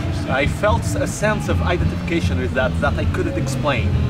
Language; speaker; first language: English; non-native, fluent; Portuguese